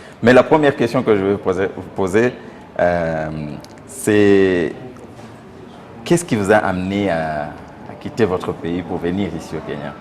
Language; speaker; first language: French; non-native, fluent; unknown